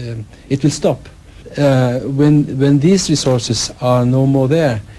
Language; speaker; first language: English; non-native, fluent; Norwegian